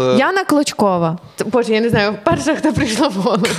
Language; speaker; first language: Ukrainian; native; Ukrainian